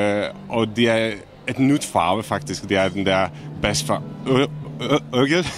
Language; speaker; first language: Danish; non-native, fluent; Czech